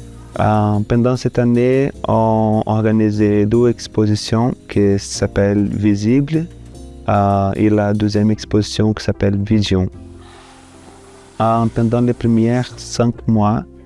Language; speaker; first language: French; non-native, fluent; Portuguese